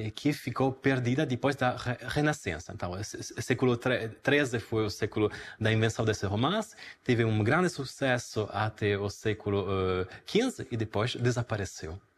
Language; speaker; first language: Portuguese; non-native, fluent; Italian